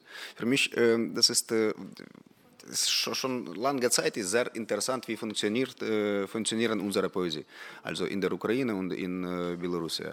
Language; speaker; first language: German; non-native, fluent; Ukrainian